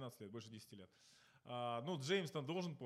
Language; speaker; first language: Russian; native; Russian